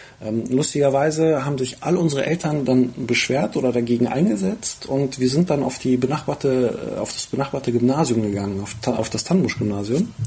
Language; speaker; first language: German; early bilingual, other home language; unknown